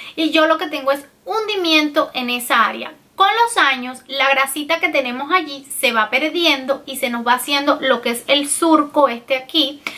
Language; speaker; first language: Spanish; native; Spanish